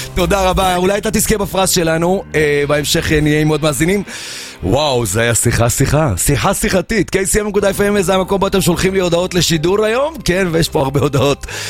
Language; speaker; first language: Hebrew; native; Hebrew